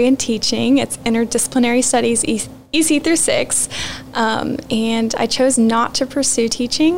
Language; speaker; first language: English; native; English